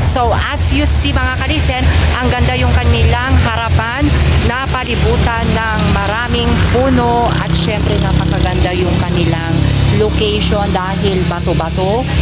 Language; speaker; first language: Filipino; non-native, local second language; Iloko